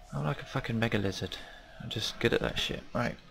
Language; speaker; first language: English; native; English